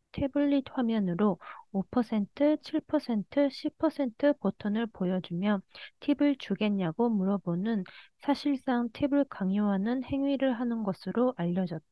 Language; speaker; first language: Korean; early bilingual, heritage; Korean